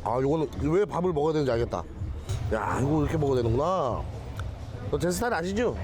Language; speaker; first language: Korean; native; Korean